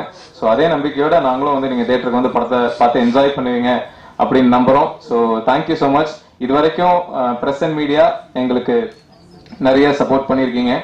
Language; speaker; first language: Tamil; native; Tamil